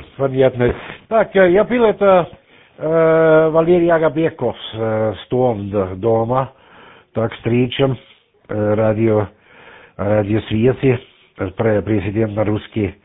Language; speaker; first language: Russian; non-native, learner; German